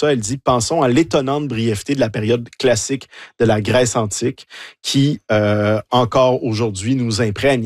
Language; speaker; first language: French; native; French